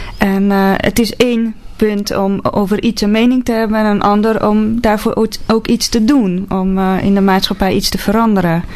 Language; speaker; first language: Dutch; non-native, fluent; Hungarian